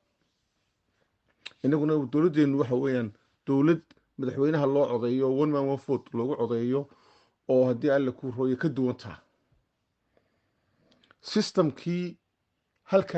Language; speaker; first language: Somali; native; Somali